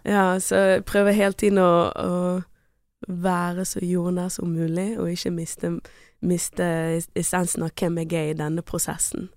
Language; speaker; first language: Norwegian; early bilingual, other home language; Portuguese